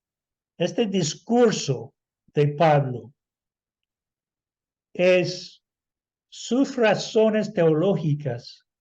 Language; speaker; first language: Spanish; non-native, fluent; English